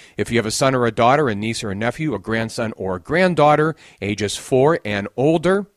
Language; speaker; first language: English; native; English